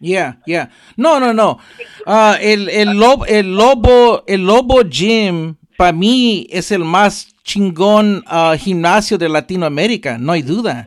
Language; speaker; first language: Spanish; early bilingual, heritage; Spanish